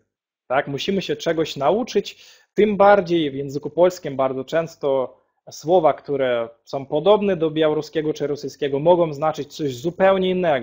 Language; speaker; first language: Polish; non-native, fluent; Russian